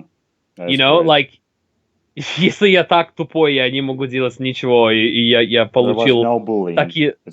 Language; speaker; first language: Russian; non-native, learner; English